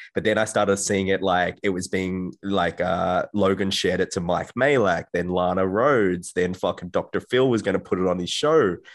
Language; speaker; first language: English; native; English